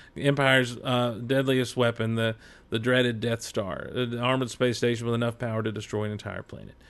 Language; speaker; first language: English; native; English